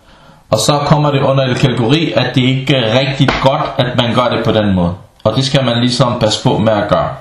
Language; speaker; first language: Danish; early bilingual, other home language; Arabic